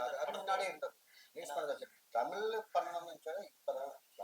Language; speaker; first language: Tamil; non-native, learner; Malayalam